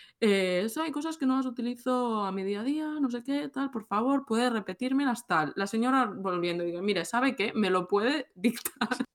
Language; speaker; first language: Spanish; native; Spanish